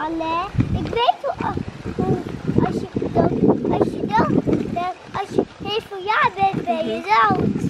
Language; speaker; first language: Dutch; early bilingual, other home language; Turkish